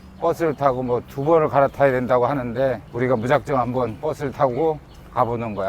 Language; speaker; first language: Korean; native; Korean